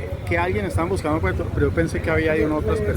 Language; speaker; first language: Spanish; native; Spanish